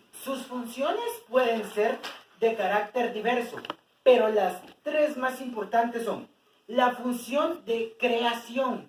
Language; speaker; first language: Spanish; native; Spanish